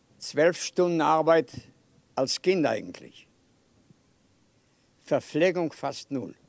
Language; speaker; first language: German; non-native, fluent; Yiddish